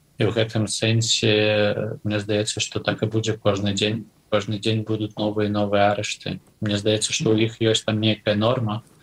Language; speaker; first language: Belarusian; non-native, local second language; Russian